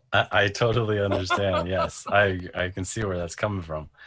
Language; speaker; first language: English; native; English